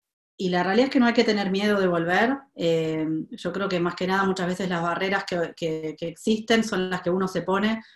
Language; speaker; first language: Spanish; native; Spanish